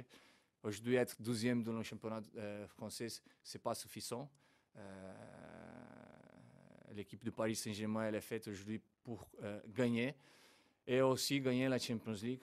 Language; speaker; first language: French; non-native, fluent; Portuguese